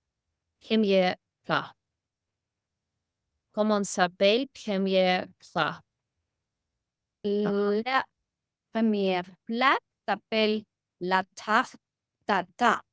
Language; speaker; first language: French; non-native, learner; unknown